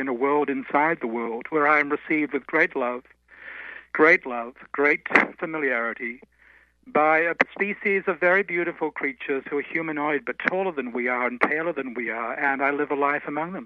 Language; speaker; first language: English; native; English